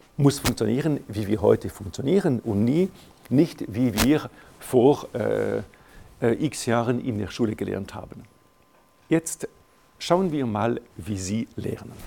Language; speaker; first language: German; non-native, local second language; French